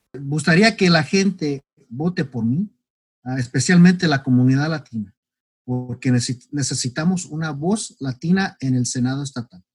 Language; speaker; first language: Spanish; early bilingual, heritage; English